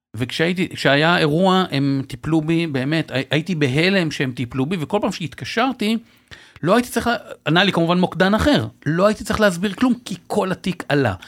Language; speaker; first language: Hebrew; native; Hebrew